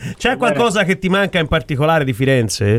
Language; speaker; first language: Italian; native; Italian